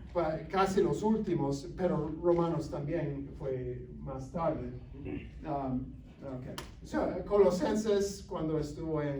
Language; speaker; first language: Spanish; non-native, fluent; English